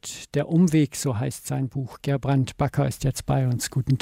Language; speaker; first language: German; native; German